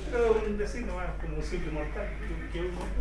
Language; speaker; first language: Spanish; native; Spanish